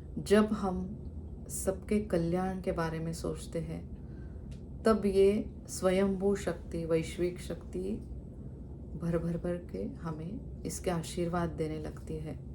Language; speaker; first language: Hindi; non-native, local second language; Marathi